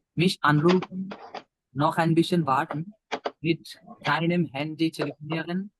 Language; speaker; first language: German; non-native, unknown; Bangla